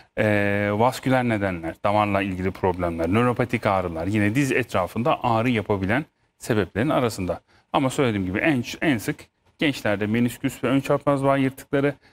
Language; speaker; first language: Turkish; native; Turkish